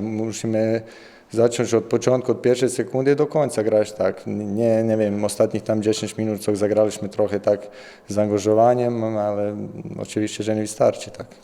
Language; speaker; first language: Polish; non-native, learner; Bosnian